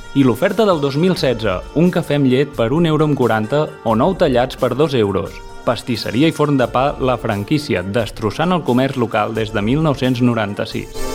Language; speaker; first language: Catalan; native; Catalan